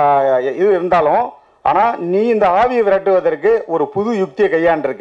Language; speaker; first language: Tamil; native; Tamil